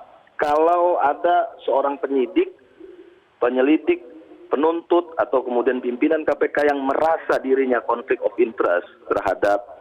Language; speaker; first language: Indonesian; native; Indonesian